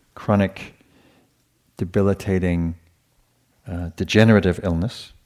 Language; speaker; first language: English; native; English